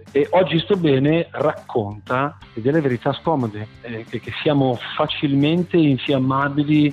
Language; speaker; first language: Italian; native; Italian